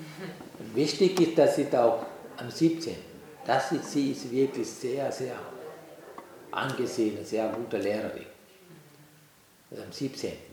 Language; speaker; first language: German; non-native, learner; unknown